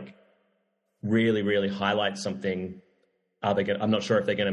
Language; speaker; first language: English; native; English